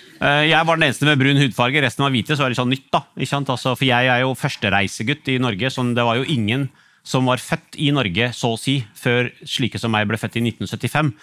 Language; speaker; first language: Norwegian; early bilingual, other home language; Urdu